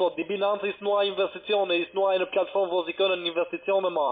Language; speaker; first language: German; non-native, learner; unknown